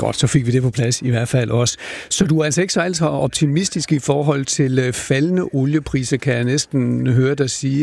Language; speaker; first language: Danish; native; Danish